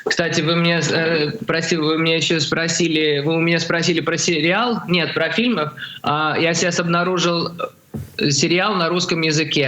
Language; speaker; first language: Russian; early bilingual, heritage; Russian